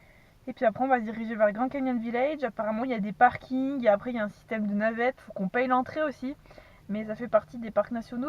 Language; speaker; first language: French; native; French